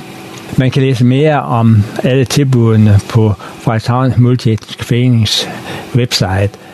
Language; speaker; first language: Danish; native; Danish